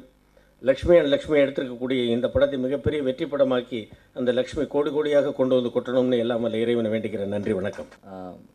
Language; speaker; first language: Tamil; native; Tamil